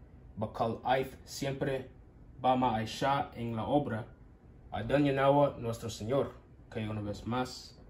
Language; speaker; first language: Spanish; non-native, learner; English